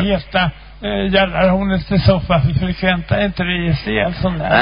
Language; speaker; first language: Swedish; native; Swedish